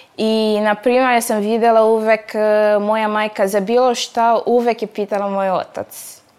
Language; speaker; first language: Serbian; non-native, fluent; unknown